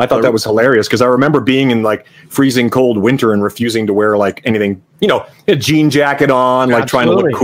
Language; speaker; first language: English; native; English